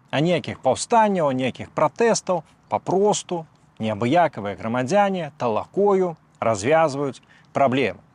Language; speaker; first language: Belarusian; native; Belarusian